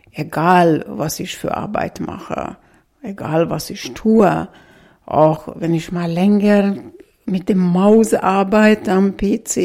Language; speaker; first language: German; non-native, fluent; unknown